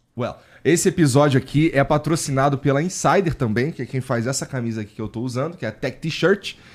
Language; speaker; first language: Portuguese; native; Portuguese